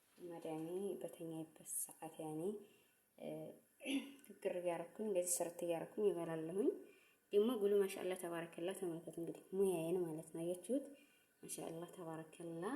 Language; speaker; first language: Amharic; native; Amharic